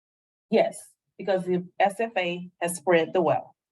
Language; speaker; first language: English; native; English